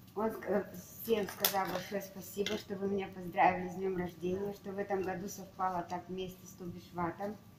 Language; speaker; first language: Russian; native; Russian